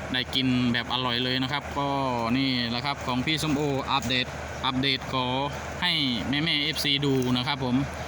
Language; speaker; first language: Thai; non-native, local second language; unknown